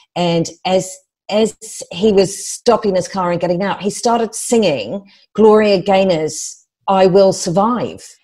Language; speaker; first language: English; native; English